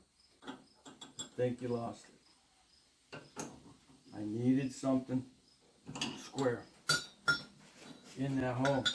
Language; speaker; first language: English; native; English